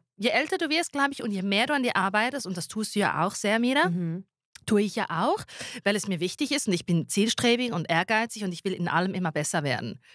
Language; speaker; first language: German; native; German